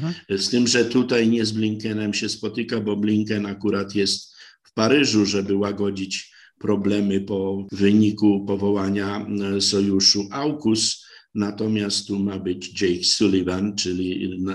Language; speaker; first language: Polish; native; Polish